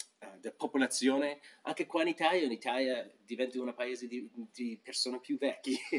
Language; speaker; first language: Italian; non-native, fluent; English